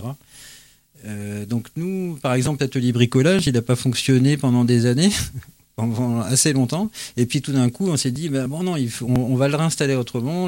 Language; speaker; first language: French; native; French